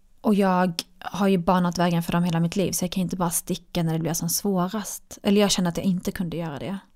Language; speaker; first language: Swedish; early bilingual, other home language; Arabic